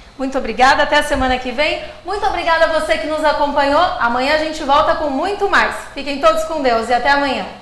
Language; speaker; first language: Portuguese; native; Portuguese